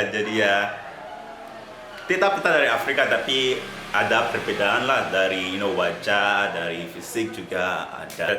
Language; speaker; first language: Indonesian; non-native, fluent; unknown